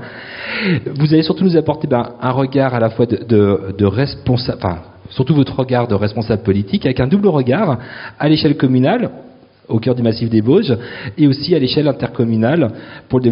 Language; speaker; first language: French; native; French